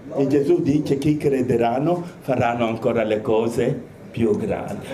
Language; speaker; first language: Italian; non-native, fluent; Romanian